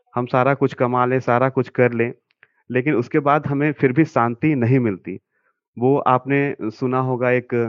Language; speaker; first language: Hindi; native; Hindi